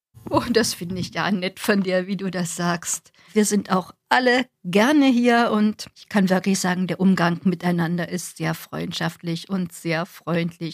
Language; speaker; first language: German; native; German